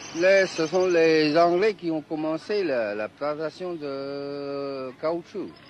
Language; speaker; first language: French; non-native, fluent; Chinese